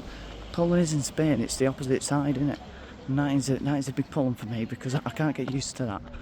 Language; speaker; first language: English; native; English